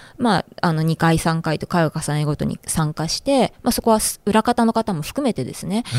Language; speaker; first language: Japanese; native; Japanese